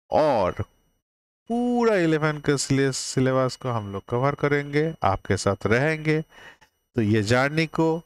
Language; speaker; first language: Hindi; native; Hindi